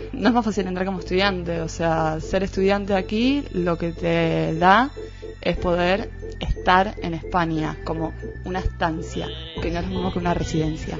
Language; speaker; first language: Spanish; native; Spanish